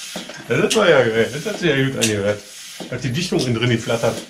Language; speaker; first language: German; native; German